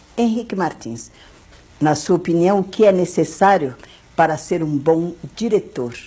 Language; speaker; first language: Portuguese; native; Portuguese